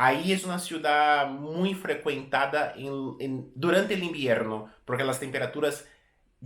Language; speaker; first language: Spanish; non-native, fluent; Portuguese